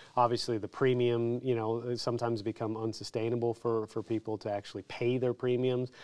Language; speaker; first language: English; native; English